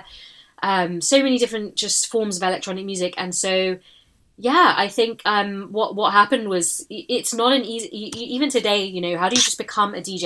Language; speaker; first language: English; native; English